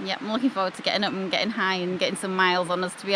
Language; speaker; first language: English; native; English